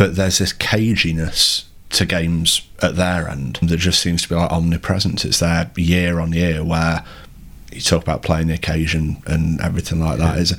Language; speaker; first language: English; native; English